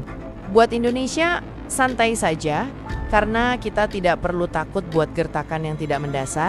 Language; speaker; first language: Indonesian; native; Indonesian